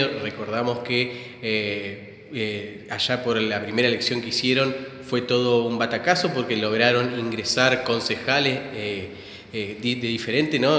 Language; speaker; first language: Spanish; native; Spanish